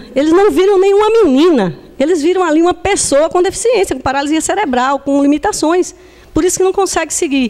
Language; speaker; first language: Portuguese; native; Portuguese